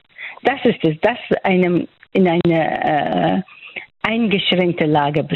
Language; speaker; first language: German; non-native, fluent; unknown